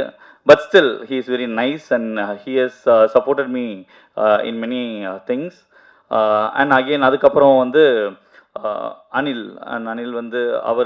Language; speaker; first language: Tamil; native; Tamil